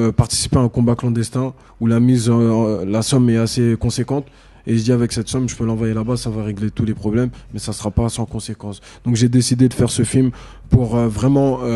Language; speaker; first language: French; native; French